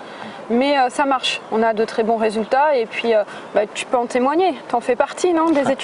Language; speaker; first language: French; native; French